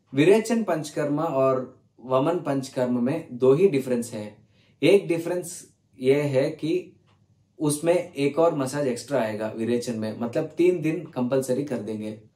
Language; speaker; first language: Hindi; non-native, learner; Tamil